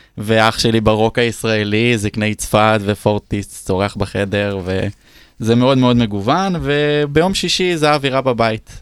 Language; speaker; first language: Hebrew; native; Hebrew